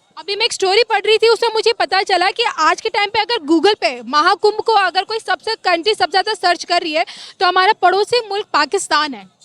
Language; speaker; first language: Hindi; native; Hindi